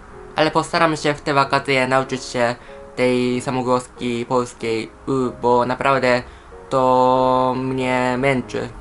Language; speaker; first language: Polish; non-native, fluent; Japanese